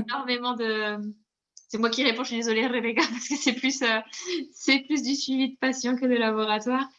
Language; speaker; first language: French; native; French